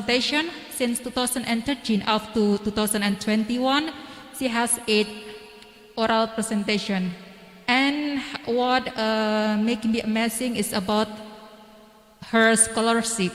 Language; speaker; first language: English; non-native, learner; Indonesian